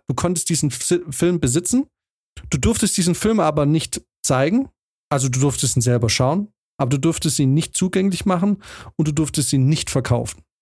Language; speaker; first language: German; native; German